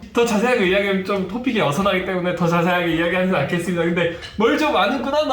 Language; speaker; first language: Korean; native; Korean